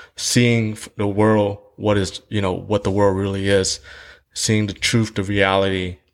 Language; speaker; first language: English; early bilingual, other home language; Vietnamese